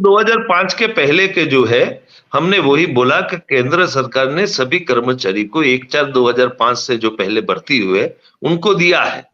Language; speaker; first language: Hindi; non-native, local second language; Gujarati